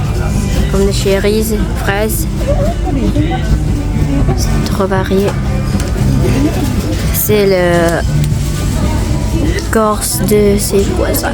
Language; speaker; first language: French; non-native, learner; Indonesian